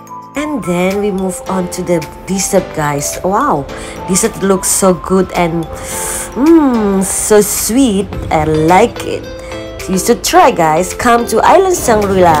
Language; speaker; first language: English; non-native, learner; Indonesian